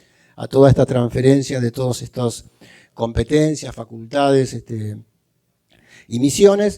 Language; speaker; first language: Spanish; native; Spanish